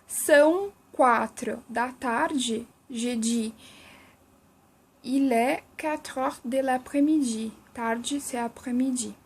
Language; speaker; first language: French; non-native, fluent; Portuguese